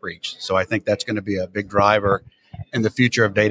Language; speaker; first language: English; native; English